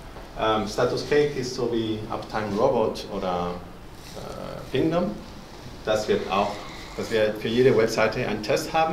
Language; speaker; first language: German; non-native, fluent; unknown